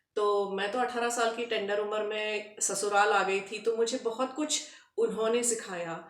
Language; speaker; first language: Hindi; native; Hindi